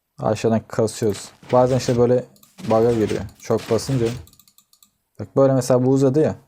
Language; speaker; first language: Turkish; native; Turkish